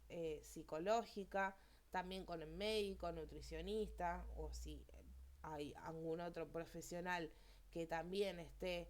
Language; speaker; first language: Spanish; native; Spanish